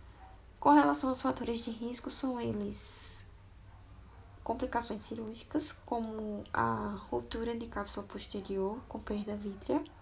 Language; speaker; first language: Portuguese; native; Portuguese